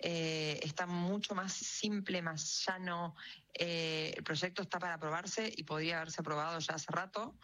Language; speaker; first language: Spanish; native; Spanish